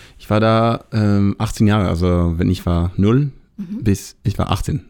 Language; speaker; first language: German; non-native, learner; Hebrew